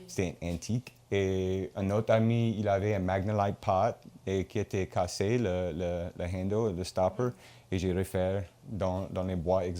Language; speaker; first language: French; non-native, local second language; English